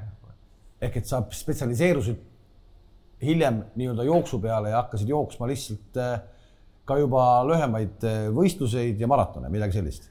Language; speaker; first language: Estonian; native; Estonian